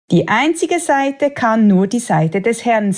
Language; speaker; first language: German; native; German